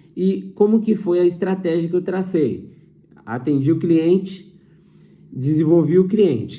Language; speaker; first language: Portuguese; native; Portuguese